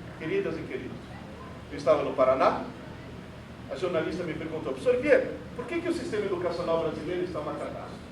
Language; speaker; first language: Portuguese; early bilingual, other home language; Italian